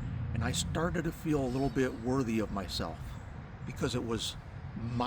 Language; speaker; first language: English; native; English